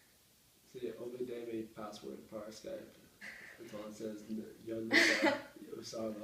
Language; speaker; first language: Spanish; non-native, learner; English